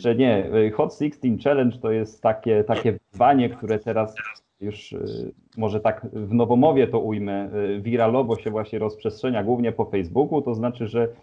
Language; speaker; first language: Polish; native; Polish